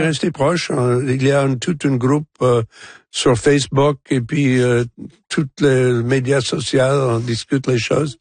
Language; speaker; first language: French; non-native, fluent; English